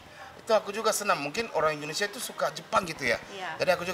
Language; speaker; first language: Indonesian; non-native, fluent; Japanese